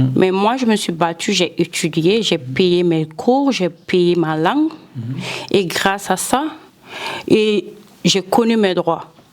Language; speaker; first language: French; non-native, local second language; Fula